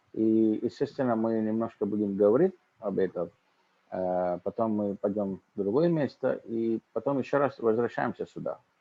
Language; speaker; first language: Russian; non-native, fluent; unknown